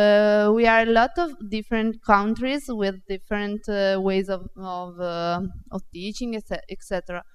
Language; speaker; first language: English; non-native, fluent; Italian